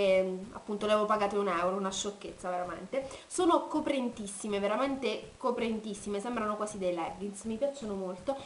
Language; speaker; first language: Italian; native; Italian